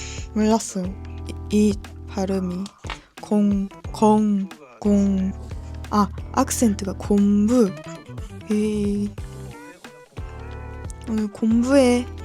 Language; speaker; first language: Korean; non-native, learner; Japanese